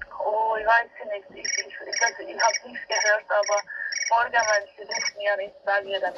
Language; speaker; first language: German; non-native, learner; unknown